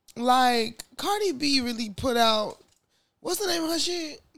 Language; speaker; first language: English; native; English